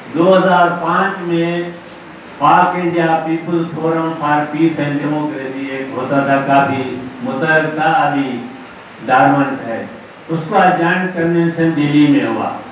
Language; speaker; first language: Urdu; non-native, local second language; Sindhi